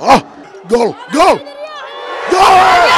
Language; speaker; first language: Arabic; native; Arabic